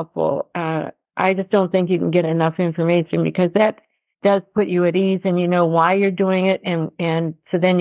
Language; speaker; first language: English; native; English